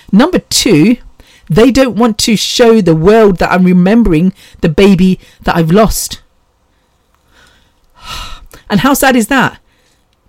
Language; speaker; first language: English; native; English